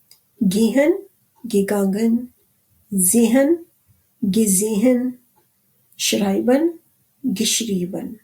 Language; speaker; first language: German; non-native, fluent; Urdu